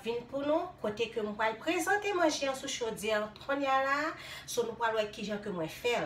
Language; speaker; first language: French; non-native, local second language; Haitian Creole